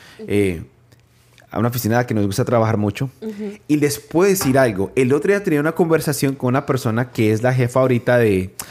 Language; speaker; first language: Spanish; native; Spanish